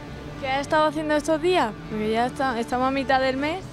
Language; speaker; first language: Spanish; native; Spanish